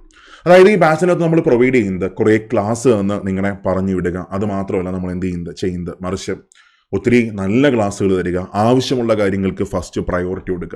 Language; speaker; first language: Malayalam; native; Malayalam